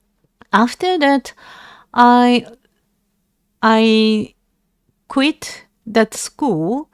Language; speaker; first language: English; non-native, learner; Japanese